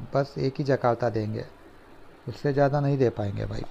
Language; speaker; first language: Hindi; non-native, local second language; Urdu